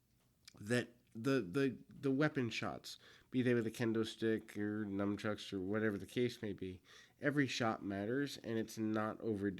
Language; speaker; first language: English; native; English